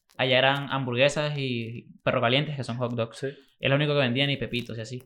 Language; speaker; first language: Spanish; native; Spanish